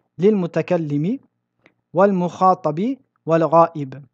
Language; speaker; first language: Arabic; non-native, fluent; French